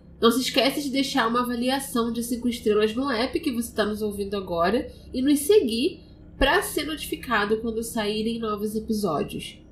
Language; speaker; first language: Portuguese; native; Portuguese